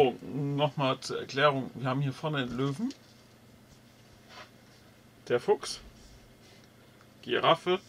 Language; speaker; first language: German; native; German